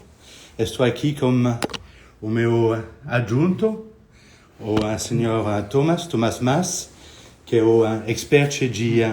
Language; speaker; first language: Portuguese; non-native, fluent; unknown